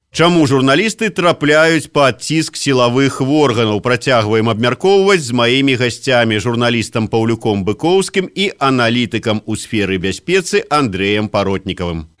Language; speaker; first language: Belarusian; native; Belarusian